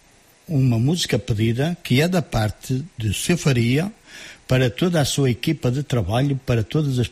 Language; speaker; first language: Portuguese; early bilingual, heritage; Portuguese